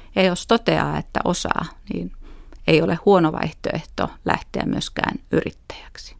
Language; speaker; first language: Finnish; native; Finnish